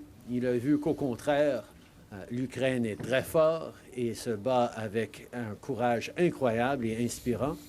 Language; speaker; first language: French; native; French